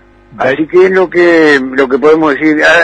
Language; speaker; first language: Spanish; native; Spanish